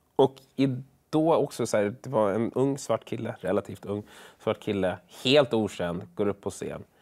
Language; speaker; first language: Swedish; early bilingual, other home language; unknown